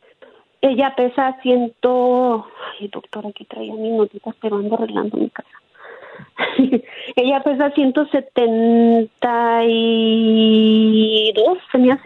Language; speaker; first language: Spanish; native; Spanish